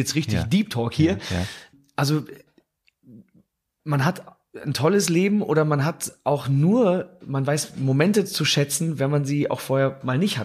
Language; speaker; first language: German; native; German